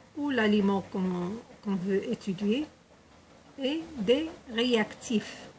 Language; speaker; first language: French; non-native, local second language; Arabic